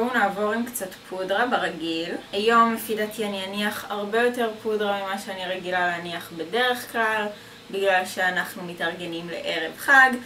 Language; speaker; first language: Hebrew; native; Hebrew